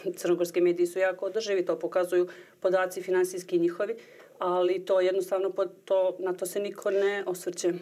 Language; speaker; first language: Bosnian; native; Bosnian